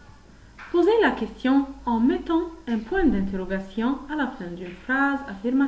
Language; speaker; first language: French; non-native, fluent; Arabic